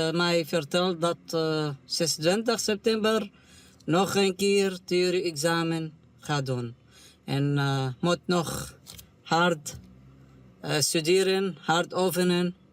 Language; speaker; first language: Dutch; non-native, learner; Arabic